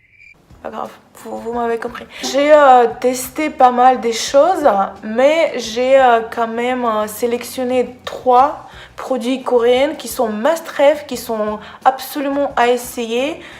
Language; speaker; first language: French; non-native, fluent; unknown